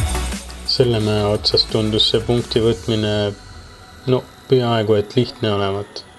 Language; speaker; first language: Estonian; native; Estonian